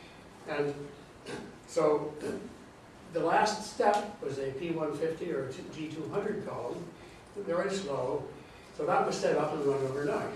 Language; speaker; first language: English; native; English